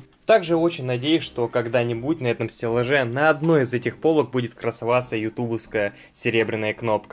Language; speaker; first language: Russian; native; Russian